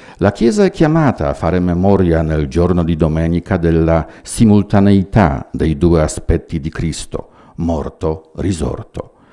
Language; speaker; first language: Italian; non-native, fluent; Polish